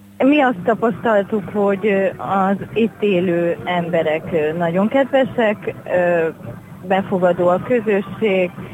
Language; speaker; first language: Hungarian; native; Hungarian